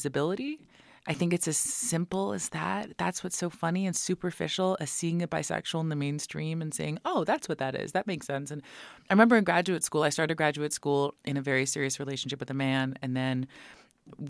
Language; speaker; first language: English; native; English